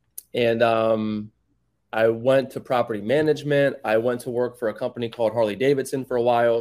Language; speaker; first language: English; native; English